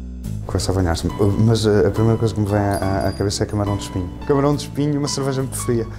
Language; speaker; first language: Portuguese; native; Portuguese